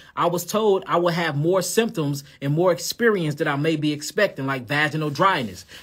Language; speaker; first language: English; native; English